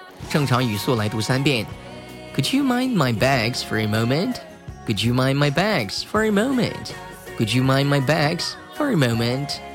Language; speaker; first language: English; non-native, fluent; Chinese